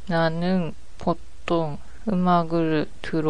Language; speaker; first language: Korean; non-native, learner; Japanese